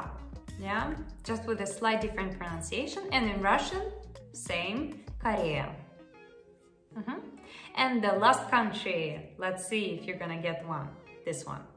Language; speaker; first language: English; non-native, fluent; Russian